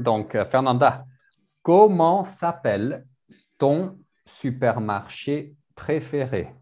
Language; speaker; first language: French; non-native, learner; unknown